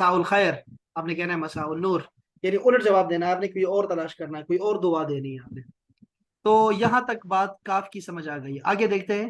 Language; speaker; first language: Urdu; native; Urdu